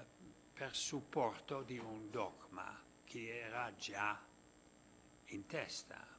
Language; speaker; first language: Italian; non-native, fluent; Dutch